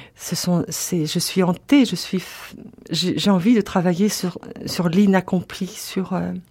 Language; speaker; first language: French; native; French